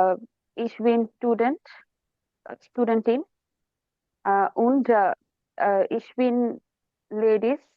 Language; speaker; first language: German; non-native, learner; Bangla